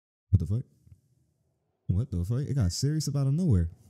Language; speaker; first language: English; native; English